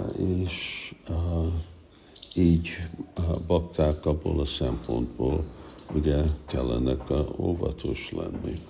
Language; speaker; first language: Hungarian; early bilingual, heritage; Hungarian